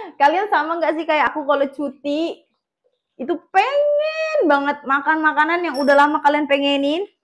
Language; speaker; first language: Indonesian; native; Indonesian